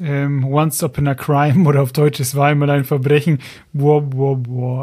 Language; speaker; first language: German; native; German